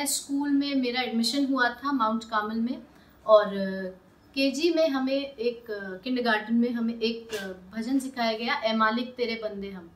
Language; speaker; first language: Hindi; native; Hindi